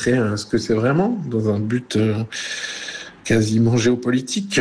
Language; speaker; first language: French; native; French